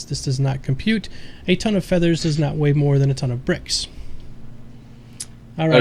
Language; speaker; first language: English; native; English